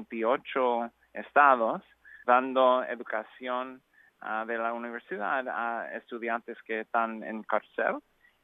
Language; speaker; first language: Spanish; non-native, learner; English